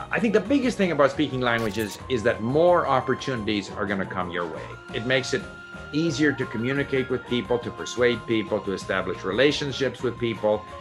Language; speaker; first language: English; native; English